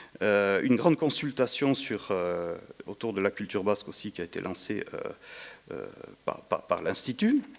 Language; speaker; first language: French; native; French